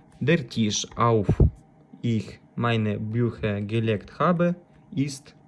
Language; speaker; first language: German; non-native, learner; Ukrainian